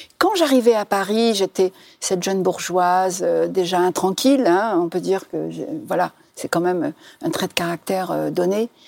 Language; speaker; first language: French; non-native, local second language; Arabic